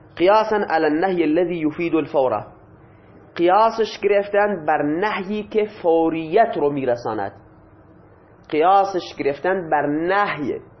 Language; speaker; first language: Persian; non-native, local second language; Baluchi